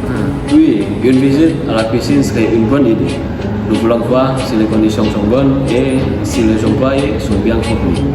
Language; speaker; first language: French; non-native, learner; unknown